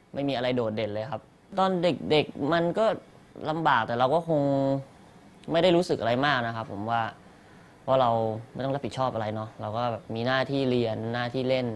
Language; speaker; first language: Thai; native; Thai